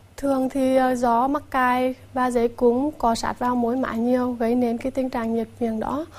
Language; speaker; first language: Vietnamese; native; Vietnamese